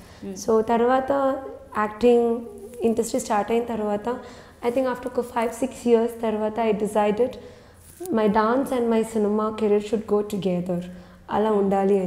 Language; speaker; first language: Telugu; non-native, learner; Malayalam